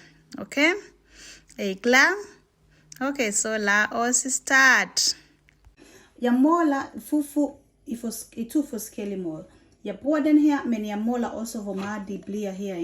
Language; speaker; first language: Danish; non-native, fluent; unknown